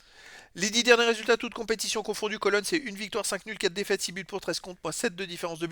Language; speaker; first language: French; native; French